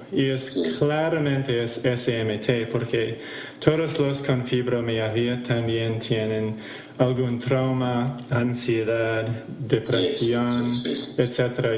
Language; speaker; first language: Spanish; non-native, fluent; English